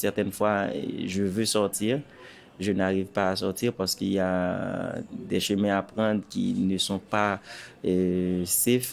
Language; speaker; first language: French; non-native, local second language; Haitian Creole